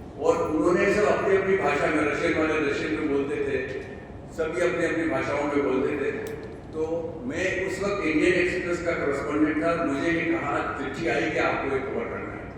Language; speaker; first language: Hindi; native; Hindi